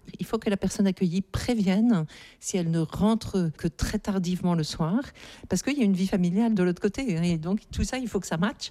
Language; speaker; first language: French; native; French